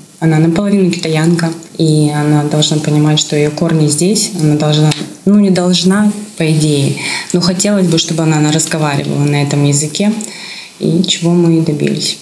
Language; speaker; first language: Russian; native; Russian